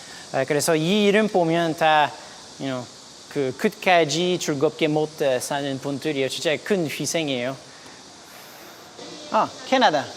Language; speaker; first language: Korean; non-native, learner; French